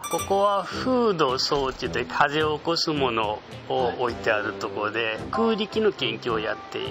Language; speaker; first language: Japanese; non-native, fluent; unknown